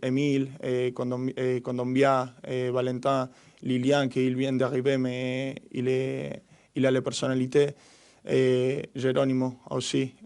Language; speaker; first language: French; non-native, fluent; Spanish